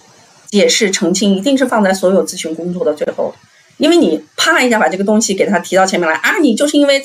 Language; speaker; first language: Chinese; native; Chinese